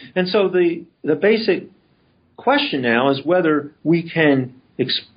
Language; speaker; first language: English; native; English